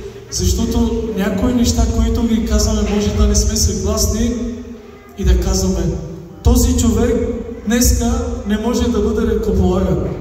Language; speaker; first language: Bulgarian; non-native, local second language; Turkish